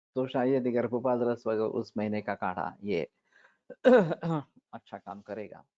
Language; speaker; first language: Hindi; non-native, local second language; Marathi